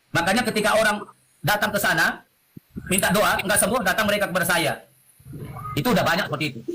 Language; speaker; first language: Indonesian; non-native, local second language; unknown